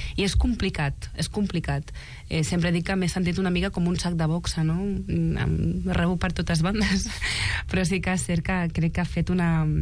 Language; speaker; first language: Catalan; early bilingual, other home language; Arabic